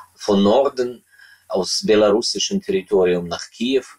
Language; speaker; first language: German; non-native, fluent; Ukrainian